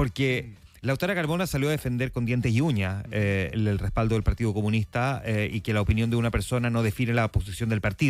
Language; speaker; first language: Spanish; native; Spanish